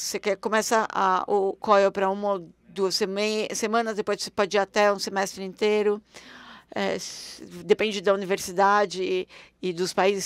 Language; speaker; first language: Portuguese; non-native, fluent; German